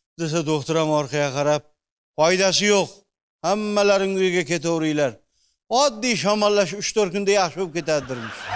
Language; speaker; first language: Uzbek; native; Uzbek